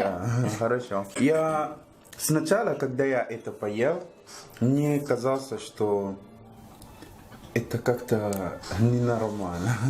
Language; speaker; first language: Russian; non-native, fluent; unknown